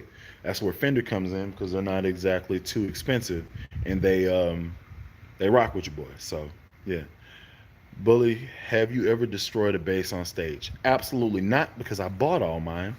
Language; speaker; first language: English; native; English